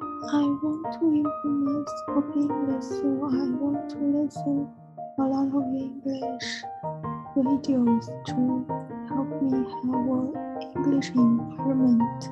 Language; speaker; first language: English; non-native, learner; Chinese